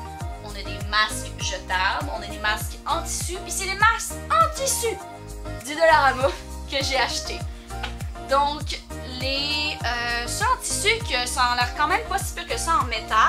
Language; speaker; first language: French; native; French